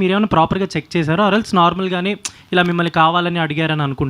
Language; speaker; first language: Telugu; native; Telugu